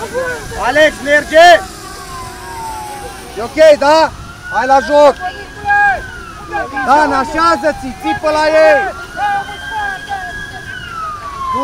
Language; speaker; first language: Romanian; native; Romanian